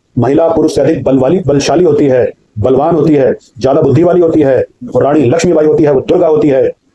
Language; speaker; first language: Hindi; native; Hindi